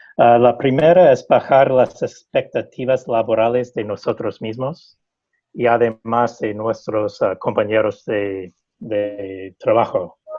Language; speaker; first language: Spanish; non-native, fluent; English